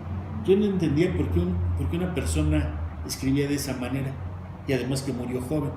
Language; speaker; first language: Spanish; native; Spanish